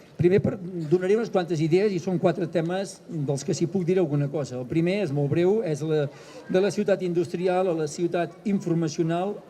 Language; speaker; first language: Catalan; native; Catalan